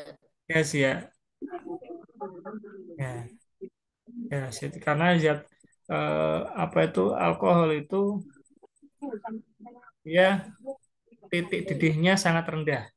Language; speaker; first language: Indonesian; native; Indonesian